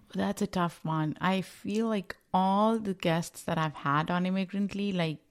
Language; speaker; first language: English; non-native, local second language; Urdu